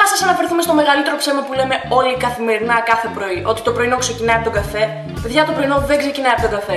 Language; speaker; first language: Greek; early bilingual, other home language; Russian